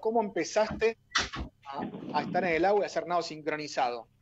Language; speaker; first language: Spanish; native; Spanish